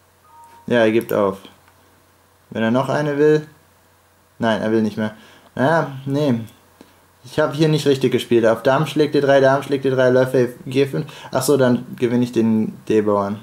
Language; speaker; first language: German; native; German